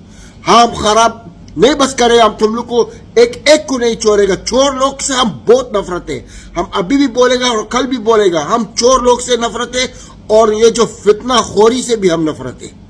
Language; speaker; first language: Hindi; non-native, learner; Arabic